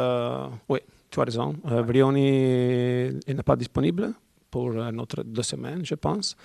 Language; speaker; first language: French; non-native, learner; Italian